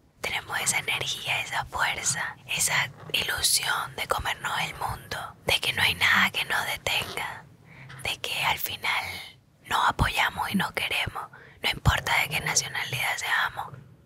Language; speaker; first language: Spanish; native; Spanish